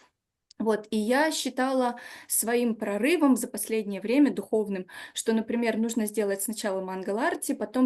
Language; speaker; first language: Russian; native; Russian